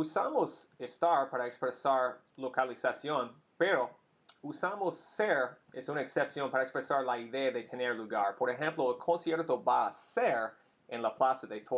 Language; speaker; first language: Spanish; non-native, fluent; English